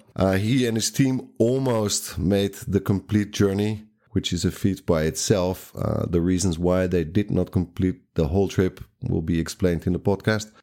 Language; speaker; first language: English; non-native, fluent; Dutch